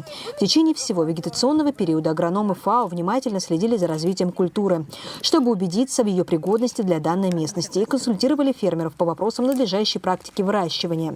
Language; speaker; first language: Russian; native; Russian